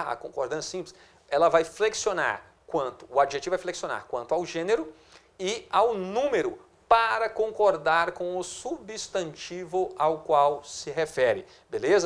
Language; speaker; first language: Portuguese; native; Portuguese